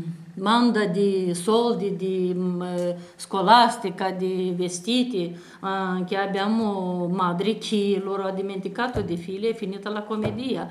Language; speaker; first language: Italian; non-native, learner; Romanian